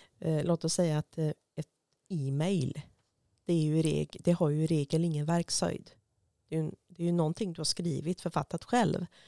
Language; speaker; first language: Swedish; native; Swedish